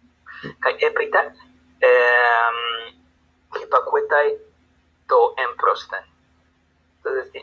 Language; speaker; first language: Greek; non-native, learner; Spanish